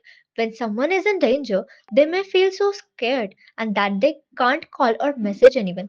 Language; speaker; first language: English; non-native, learner; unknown